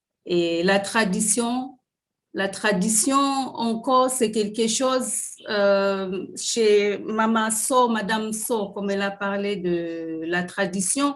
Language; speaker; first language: French; non-native, fluent; Swahili